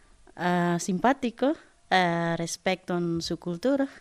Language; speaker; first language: Spanish; non-native, learner; Balinese